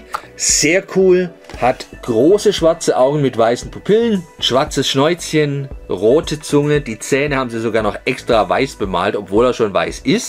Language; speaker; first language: German; native; German